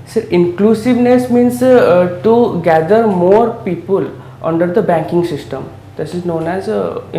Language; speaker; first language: English; non-native, local second language; Odia